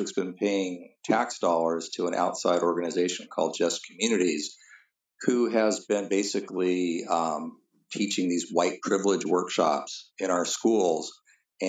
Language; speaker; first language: English; native; English